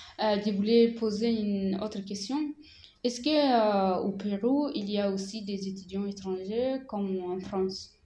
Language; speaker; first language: French; non-native, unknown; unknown